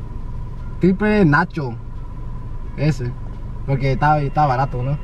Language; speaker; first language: Spanish; early bilingual, heritage; Spanish